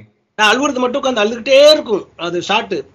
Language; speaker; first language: Tamil; early bilingual, heritage; Tamil